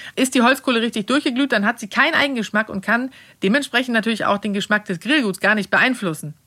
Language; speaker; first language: German; non-native, fluent; Swedish